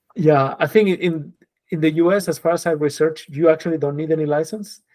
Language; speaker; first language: English; non-native, fluent; Spanish